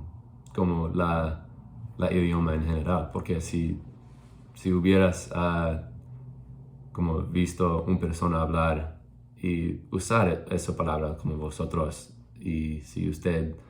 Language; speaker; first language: Spanish; non-native, learner; English